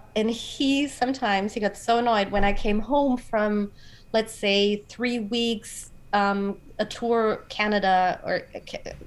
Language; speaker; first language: English; non-native, fluent; German